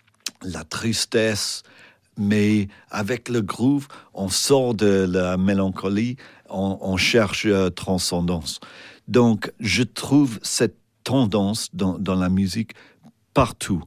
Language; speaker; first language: French; non-native, fluent; English